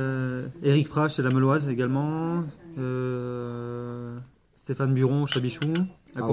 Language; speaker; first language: French; native; French